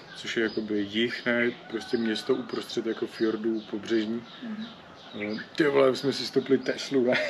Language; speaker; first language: Czech; native; Czech